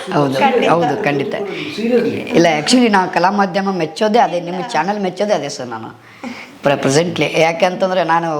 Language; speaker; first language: Kannada; native; Kannada